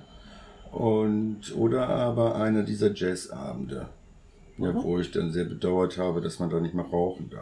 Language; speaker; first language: German; native; German